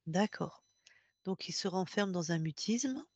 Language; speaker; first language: French; native; French